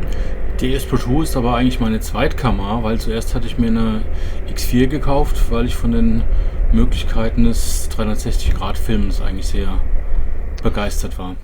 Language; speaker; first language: German; native; German